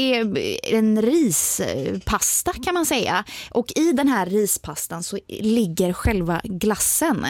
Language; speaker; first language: Swedish; native; Swedish